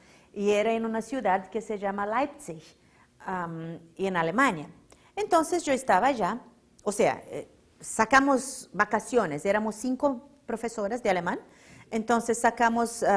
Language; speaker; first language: Spanish; non-native, fluent; Portuguese